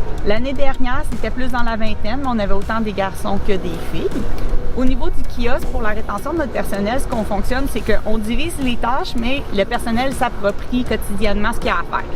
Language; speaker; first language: French; native; French